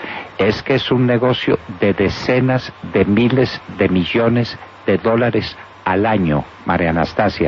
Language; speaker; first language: Spanish; native; Spanish